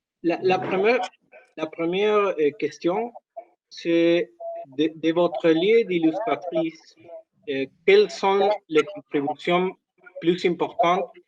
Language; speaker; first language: French; non-native, learner; Spanish